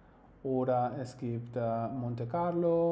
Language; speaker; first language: German; non-native, fluent; Spanish